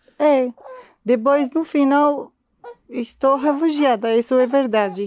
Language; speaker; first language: Portuguese; non-native, learner; Arabic